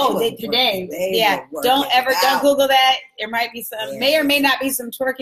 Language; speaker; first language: English; native; English